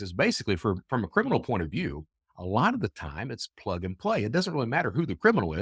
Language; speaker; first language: English; native; English